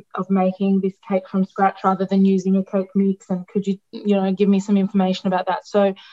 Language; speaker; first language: English; non-native, local second language; Greek